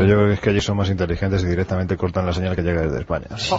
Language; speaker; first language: Spanish; native; Spanish